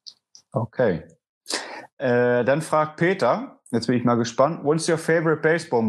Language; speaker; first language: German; native; German